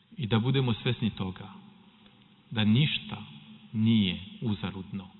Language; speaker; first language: Serbian; non-native, fluent; French